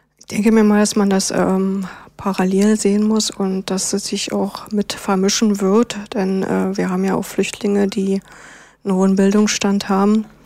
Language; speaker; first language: German; native; German